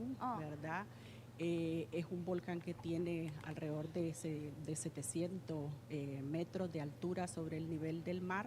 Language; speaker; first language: Spanish; native; Spanish